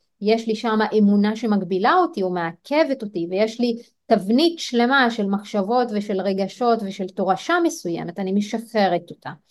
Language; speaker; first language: Hebrew; non-native, local second language; Arabic